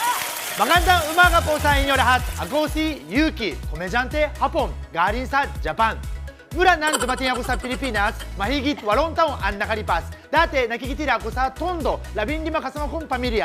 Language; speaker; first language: Filipino; non-native, learner; Japanese